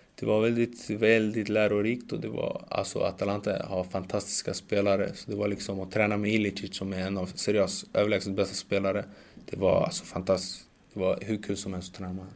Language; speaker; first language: Swedish; early bilingual, other home language; Macedonian